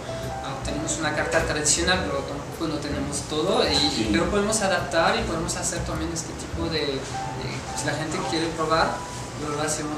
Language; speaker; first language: Spanish; non-native, fluent; French